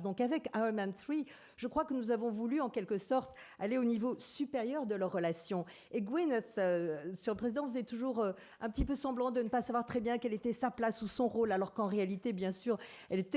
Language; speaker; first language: French; native; French